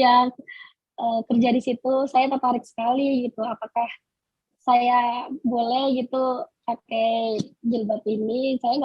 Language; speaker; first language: Indonesian; native; Indonesian